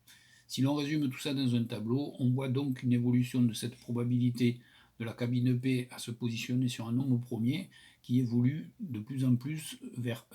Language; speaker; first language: French; native; French